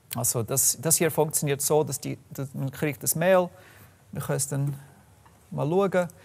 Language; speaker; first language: German; non-native, fluent; English